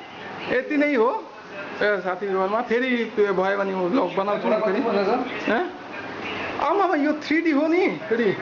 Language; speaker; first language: Nepali; non-native, local second language; Bangla